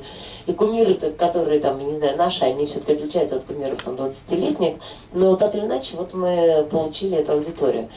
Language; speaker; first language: Russian; native; Russian